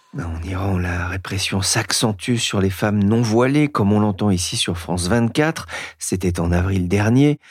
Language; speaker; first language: French; native; French